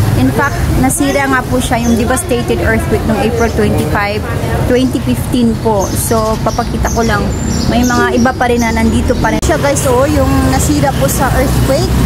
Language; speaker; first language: Filipino; native; Filipino